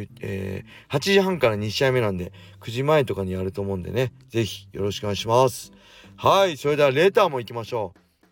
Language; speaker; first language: Japanese; native; Japanese